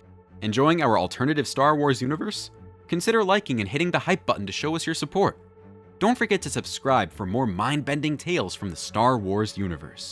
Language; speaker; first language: English; native; English